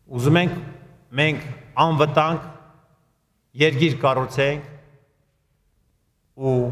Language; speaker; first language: Armenian; native; Armenian